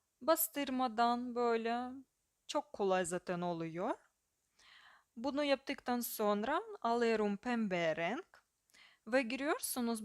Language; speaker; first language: Turkish; non-native, fluent; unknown